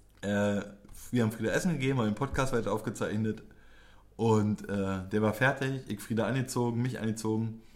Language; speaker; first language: German; early bilingual, other home language; Polish